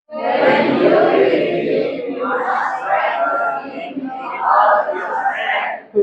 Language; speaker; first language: English; non-native, fluent; Indonesian